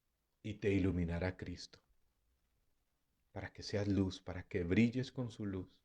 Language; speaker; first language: Spanish; native; Spanish